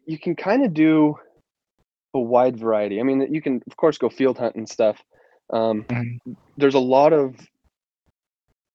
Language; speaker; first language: English; native; English